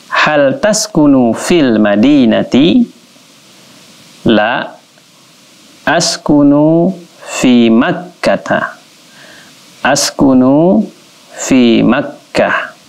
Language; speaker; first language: Arabic; non-native, fluent; Indonesian